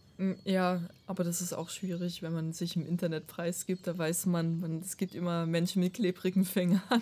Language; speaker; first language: German; non-native, fluent; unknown